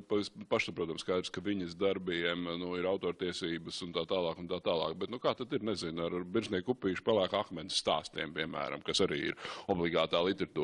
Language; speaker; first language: Latvian; native; Latvian